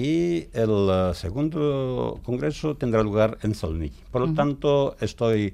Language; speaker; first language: Spanish; non-native, fluent; Greek